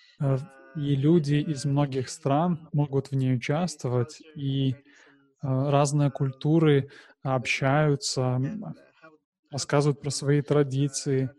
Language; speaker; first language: Russian; non-native, learner; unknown